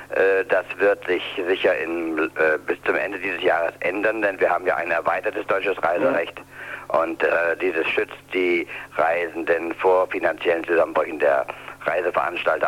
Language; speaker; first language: German; native; German